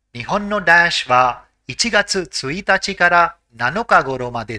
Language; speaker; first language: Japanese; non-native, fluent; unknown